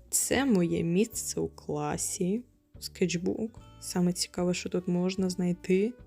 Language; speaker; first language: Ukrainian; non-native, local second language; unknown